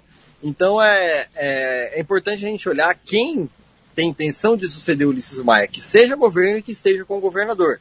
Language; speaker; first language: Portuguese; native; Portuguese